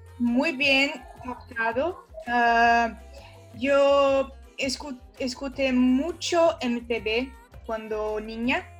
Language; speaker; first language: Spanish; non-native, learner; Portuguese